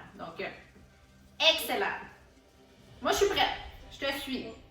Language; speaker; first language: French; native; French